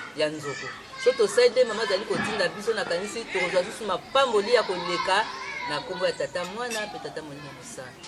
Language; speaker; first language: Lingala; native; Lingala